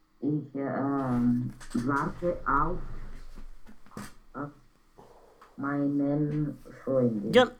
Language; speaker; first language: German; non-native, learner; Romanian